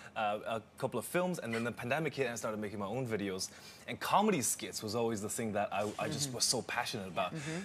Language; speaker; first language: English; native; English